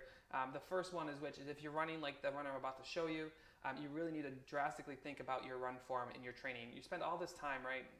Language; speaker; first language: English; native; English